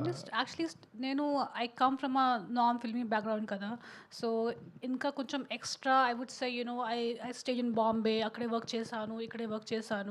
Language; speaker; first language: Telugu; non-native, local second language; Hindi